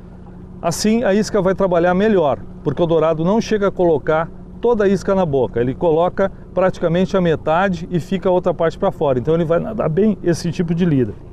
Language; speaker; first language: Portuguese; native; Portuguese